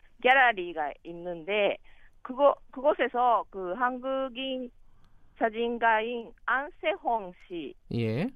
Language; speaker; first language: Korean; non-native, learner; Japanese